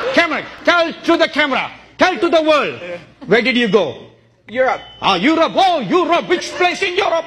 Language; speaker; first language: English; non-native, local second language; Tamil